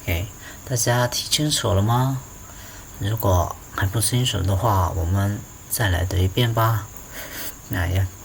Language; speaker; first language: Chinese; non-native, fluent; Hmong